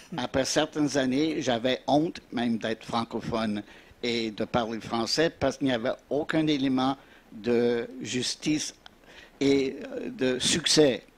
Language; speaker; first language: French; early bilingual, heritage; French